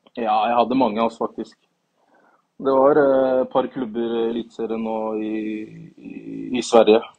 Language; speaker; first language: Norwegian; early bilingual, other home language; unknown